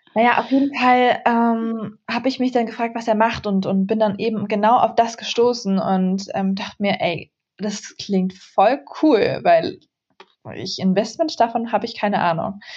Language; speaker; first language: German; early bilingual, other home language; Central Kurdish